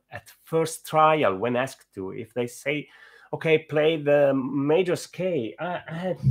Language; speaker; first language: English; non-native, fluent; Italian